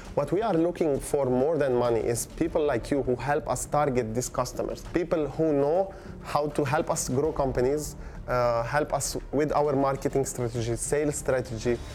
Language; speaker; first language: English; non-native, fluent; Arabic